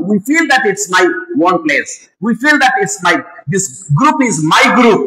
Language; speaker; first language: English; non-native, local second language; Telugu